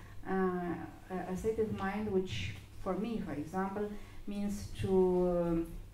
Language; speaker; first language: English; non-native, fluent; Romanian